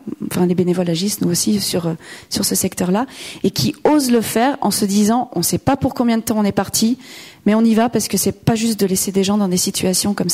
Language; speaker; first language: French; native; French